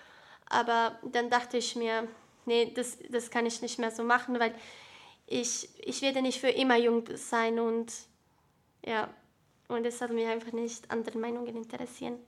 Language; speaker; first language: German; early bilingual, other home language; Bosnian